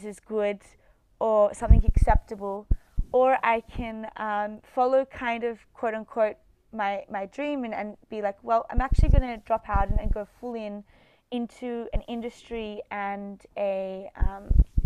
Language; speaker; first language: English; native; English